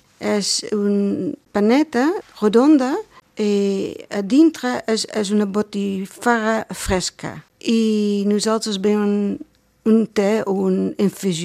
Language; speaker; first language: Catalan; non-native, learner; Dutch